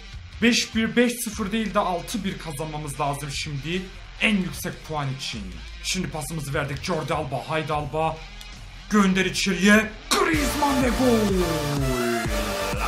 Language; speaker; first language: Turkish; native; Turkish